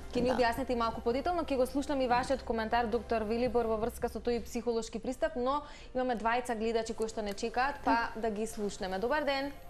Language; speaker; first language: Macedonian; native; Macedonian